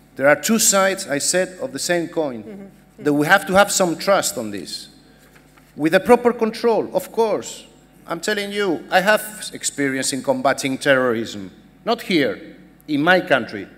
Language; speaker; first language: English; non-native, fluent; Spanish